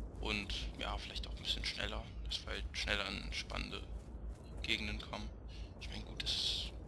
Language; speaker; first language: German; native; German